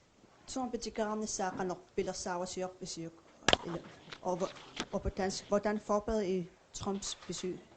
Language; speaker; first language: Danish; non-native, local second language; Kalaallisut